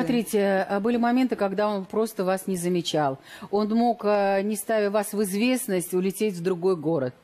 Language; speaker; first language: Russian; native; Russian